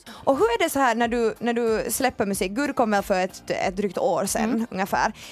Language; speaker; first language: Swedish; native; Swedish